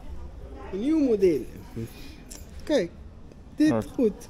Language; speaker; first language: Dutch; non-native, learner; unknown